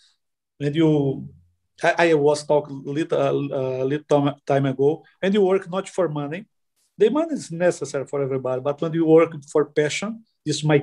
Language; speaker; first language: English; non-native, learner; Portuguese